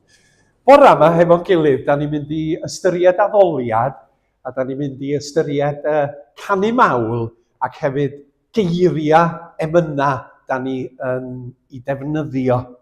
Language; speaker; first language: Welsh; native; Welsh